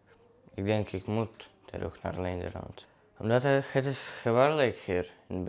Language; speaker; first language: Dutch; non-native, learner; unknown